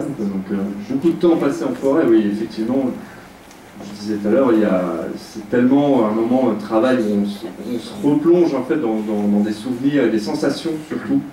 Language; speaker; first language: French; native; French